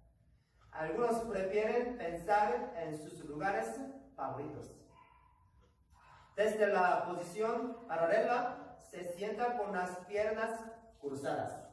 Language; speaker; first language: Spanish; non-native, learner; Korean